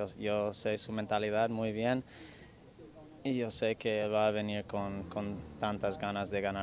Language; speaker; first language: Spanish; non-native, fluent; English